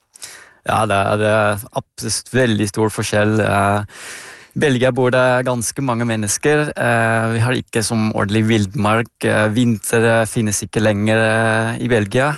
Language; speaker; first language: Norwegian; non-native, fluent; Dutch